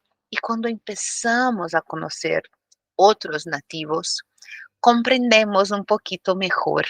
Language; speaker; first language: Spanish; non-native, fluent; Portuguese